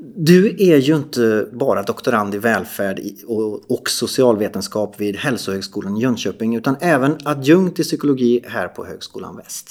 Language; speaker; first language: Swedish; native; Swedish